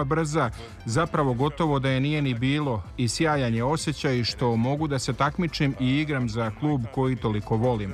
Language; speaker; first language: Serbian; native; Serbian